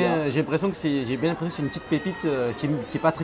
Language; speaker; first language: French; native; French